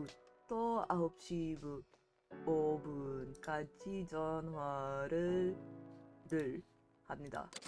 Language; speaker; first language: Korean; non-native, learner; English